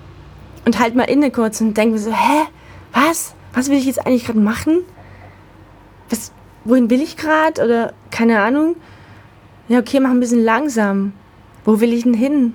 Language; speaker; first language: German; native; German